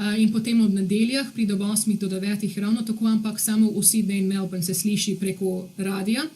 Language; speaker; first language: Slovenian; early bilingual, heritage; Slovenian